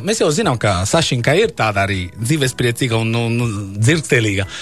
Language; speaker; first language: Latvian; non-native, fluent; Italian